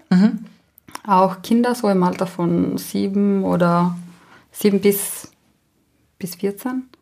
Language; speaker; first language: German; non-native, local second language; Ladin